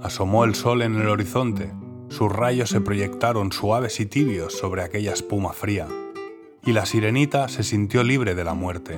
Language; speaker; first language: Spanish; native; Spanish